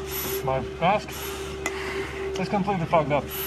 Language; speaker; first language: English; native; English